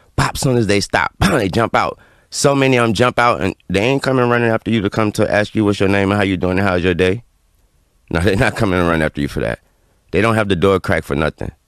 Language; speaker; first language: English; native; English